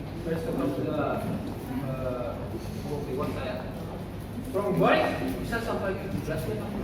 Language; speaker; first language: Indonesian; non-native, learner; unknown